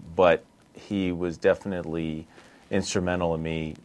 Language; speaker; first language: English; native; English